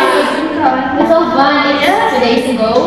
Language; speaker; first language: English; non-native, learner; Indonesian